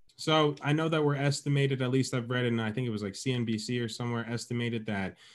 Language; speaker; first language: English; native; English